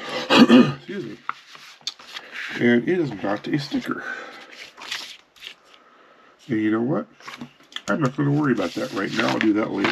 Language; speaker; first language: English; native; English